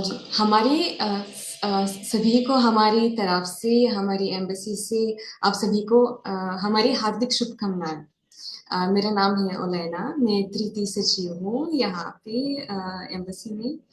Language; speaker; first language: Hindi; non-native, fluent; Ukrainian